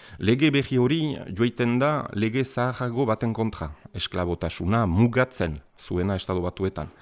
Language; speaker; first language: Basque; native; Basque